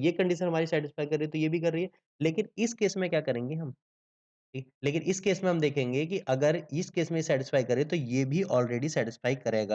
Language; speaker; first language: Hindi; native; Hindi